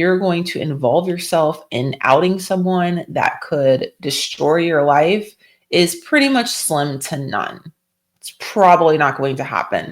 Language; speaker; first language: English; native; English